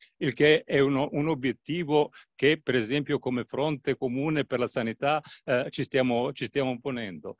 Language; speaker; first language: Italian; native; Italian